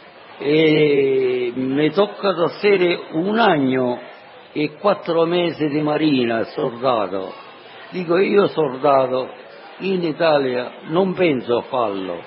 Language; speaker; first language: Italian; non-native, learner; Sicilian